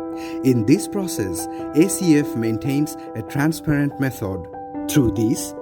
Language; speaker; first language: English; non-native, local second language; Bangla